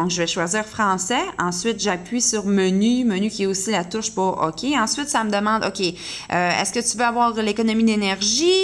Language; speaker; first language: French; native; French